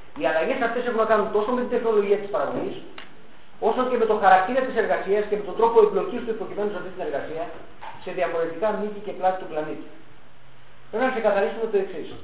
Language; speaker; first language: Greek; early bilingual, heritage; Greek